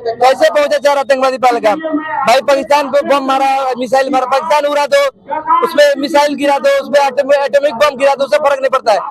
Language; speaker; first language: Hindi; native; Hindi